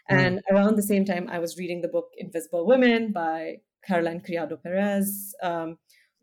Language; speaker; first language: English; non-native, local second language; Hindi